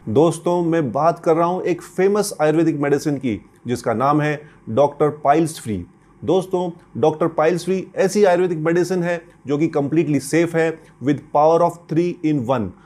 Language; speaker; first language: Hindi; native; Hindi